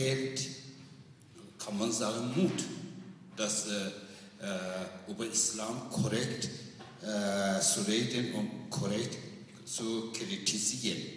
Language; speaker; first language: German; non-native, learner; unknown